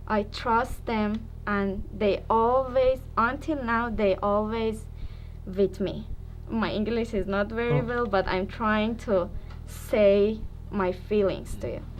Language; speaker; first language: English; non-native, learner; Persian